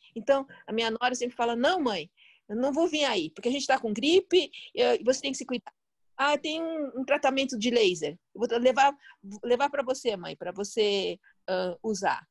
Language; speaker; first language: Portuguese; early bilingual, other home language; Chinese